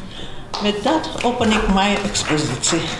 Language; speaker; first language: Dutch; non-native, fluent; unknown